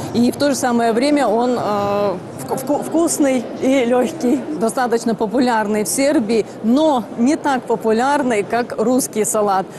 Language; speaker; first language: Russian; non-native, learner; Serbian